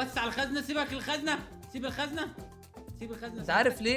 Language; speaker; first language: Arabic; native; Arabic